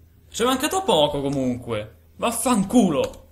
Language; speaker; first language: Italian; native; Italian